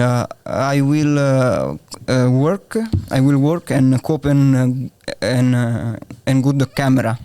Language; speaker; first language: English; non-native, learner; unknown